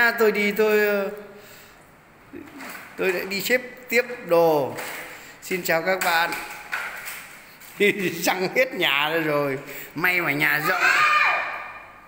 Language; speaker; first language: Vietnamese; native; Vietnamese